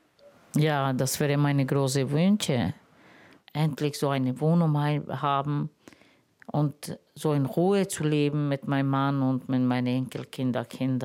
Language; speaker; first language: German; non-native, learner; Romany